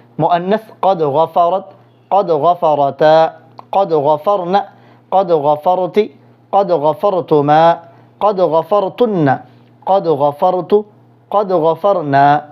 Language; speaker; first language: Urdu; non-native, local second language; Punjabi